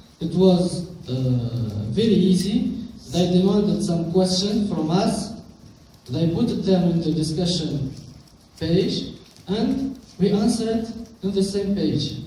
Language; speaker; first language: English; non-native, local second language; Arabic